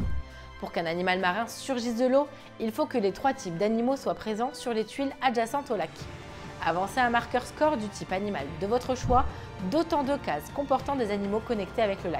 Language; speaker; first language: French; native; French